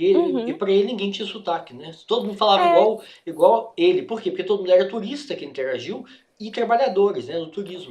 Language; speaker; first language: Portuguese; native; Portuguese